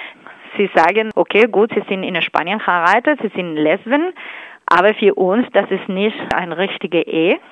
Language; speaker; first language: German; non-native, fluent; Spanish